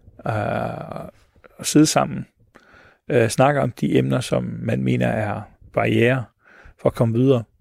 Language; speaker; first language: Danish; early bilingual, other home language; Arabic